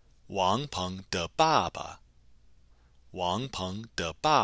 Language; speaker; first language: Chinese; non-native, fluent; English